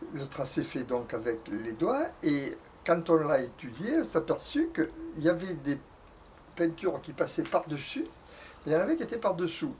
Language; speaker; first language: French; native; French